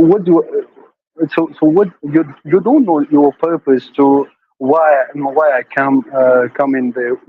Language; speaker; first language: English; non-native, learner; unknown